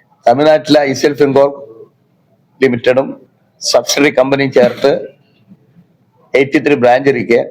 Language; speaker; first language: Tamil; non-native, local second language; Malayalam